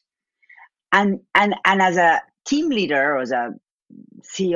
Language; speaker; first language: English; non-native, fluent; Spanish